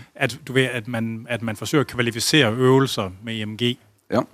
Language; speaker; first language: Danish; native; Danish